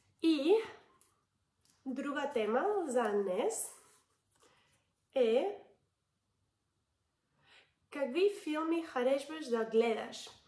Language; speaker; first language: Bulgarian; non-native, learner; Spanish